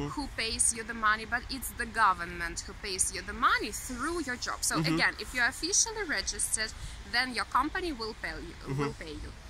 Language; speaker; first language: English; non-native, fluent; Russian